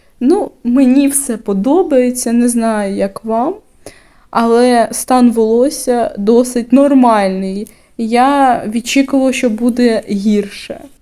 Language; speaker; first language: Ukrainian; native; Ukrainian